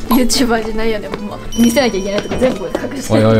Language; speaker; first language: Japanese; native; Japanese